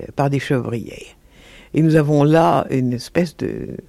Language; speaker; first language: French; native; French